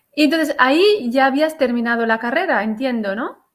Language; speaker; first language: Spanish; native; Spanish